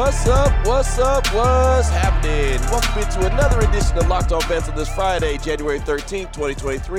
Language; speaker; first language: English; native; English